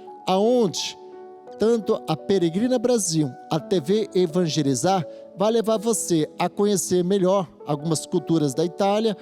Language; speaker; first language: Portuguese; native; Portuguese